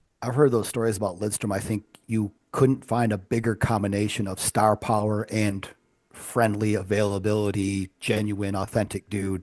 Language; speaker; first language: English; native; English